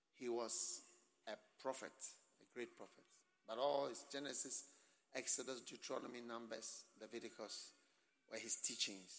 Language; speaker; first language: English; non-native, local second language; Akan